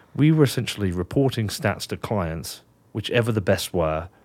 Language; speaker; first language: English; native; English